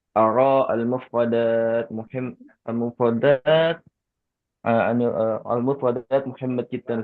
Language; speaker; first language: Arabic; non-native, learner; Indonesian